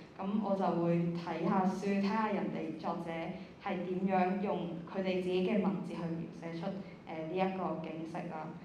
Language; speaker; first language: Cantonese; native; Cantonese